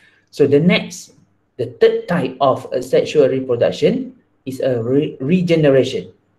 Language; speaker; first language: English; non-native, local second language; Malay